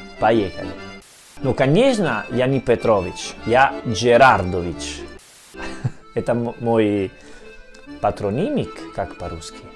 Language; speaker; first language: Russian; non-native, learner; Italian